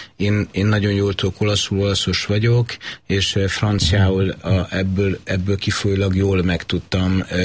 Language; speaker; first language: Hungarian; native; Hungarian